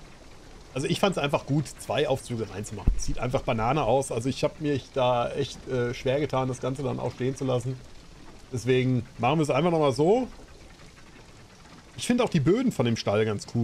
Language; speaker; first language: German; native; German